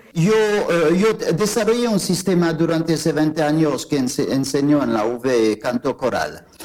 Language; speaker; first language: Spanish; non-native, fluent; French